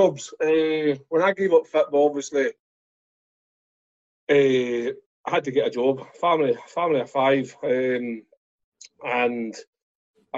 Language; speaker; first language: English; native; English